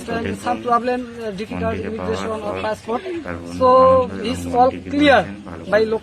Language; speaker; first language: English; non-native, learner; Bangla